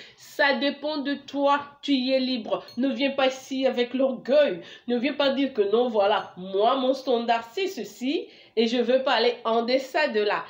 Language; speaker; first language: French; non-native, local second language; Lingala